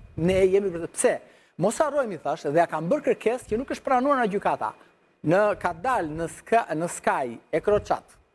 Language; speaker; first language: Albanian; native; Albanian